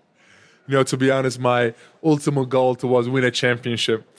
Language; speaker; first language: English; non-native, fluent; Turkish